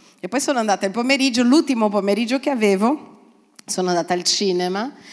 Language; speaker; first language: Italian; non-native, fluent; Portuguese